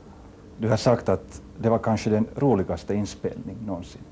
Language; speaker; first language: Swedish; non-native, local second language; Finnish